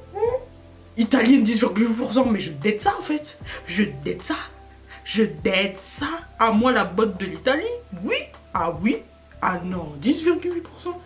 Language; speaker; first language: French; native; French